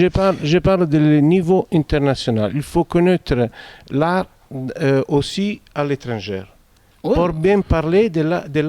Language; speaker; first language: French; non-native, fluent; Italian